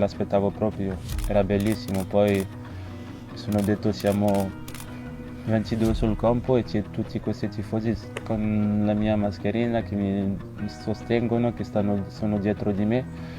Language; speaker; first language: Italian; non-native, fluent; French